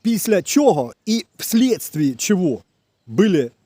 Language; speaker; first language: Ukrainian; non-native, local second language; Russian